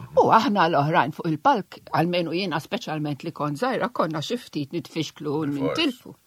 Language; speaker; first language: Maltese; non-native, local second language; Italian